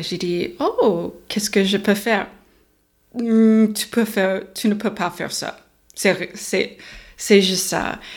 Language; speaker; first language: French; non-native, learner; English